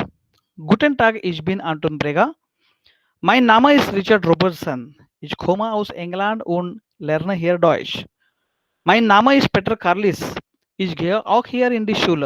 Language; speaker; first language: German; non-native, fluent; Hindi